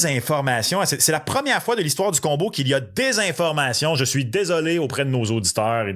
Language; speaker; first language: French; native; French